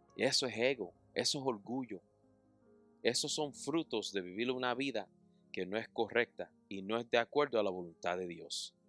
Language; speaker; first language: Spanish; early bilingual, heritage; Spanish